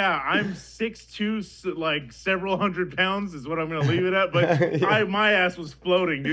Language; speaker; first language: English; native; English